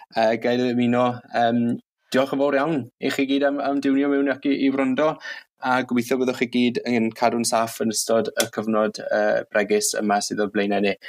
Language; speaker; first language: Welsh; native; Welsh